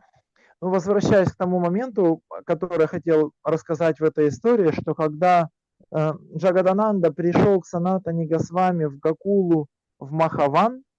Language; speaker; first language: Russian; native; Russian